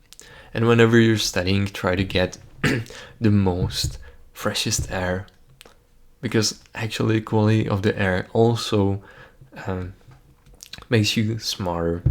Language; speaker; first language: English; non-native, fluent; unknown